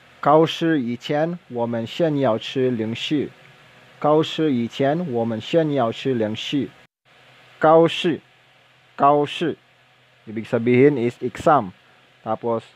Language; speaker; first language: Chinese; non-native, learner; Filipino